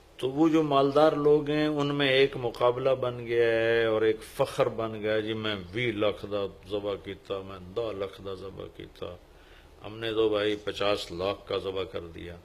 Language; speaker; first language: Urdu; non-native, local second language; Punjabi